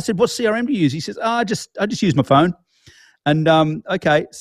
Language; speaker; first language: English; native; English